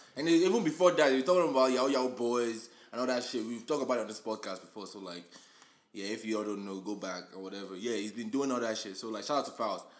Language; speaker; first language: English; non-native, local second language; Yoruba